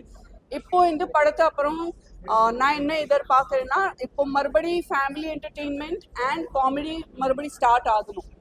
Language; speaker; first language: Tamil; non-native, local second language; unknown